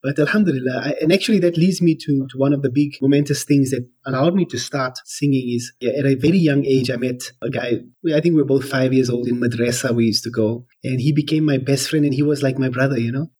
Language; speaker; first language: English; native; English